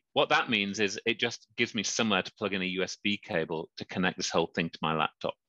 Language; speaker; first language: English; native; English